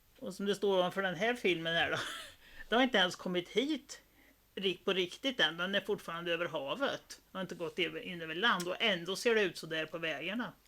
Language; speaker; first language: Swedish; native; Swedish